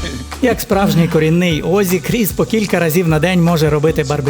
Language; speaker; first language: Ukrainian; native; Ukrainian